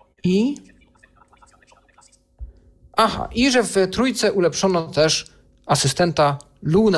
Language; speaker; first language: Polish; native; Polish